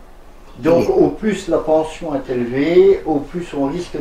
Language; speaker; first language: French; native; French